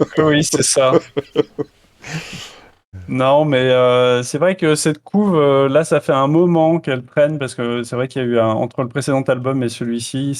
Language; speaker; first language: French; native; French